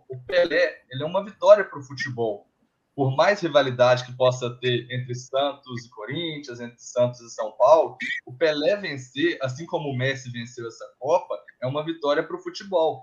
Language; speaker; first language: Portuguese; native; Portuguese